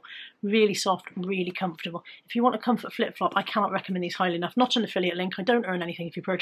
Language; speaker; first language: English; native; English